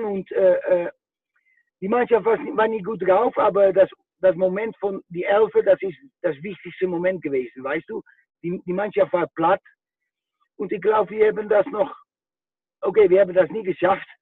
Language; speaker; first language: German; non-native, fluent; Dutch